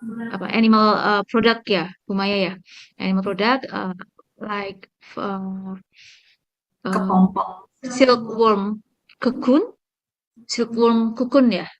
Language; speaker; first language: English; non-native, fluent; Indonesian